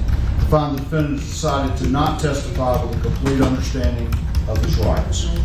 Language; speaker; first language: English; native; English